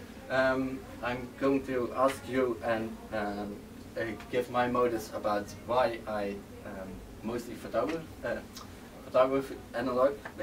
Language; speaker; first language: English; non-native, fluent; Dutch